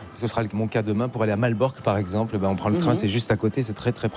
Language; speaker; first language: French; native; French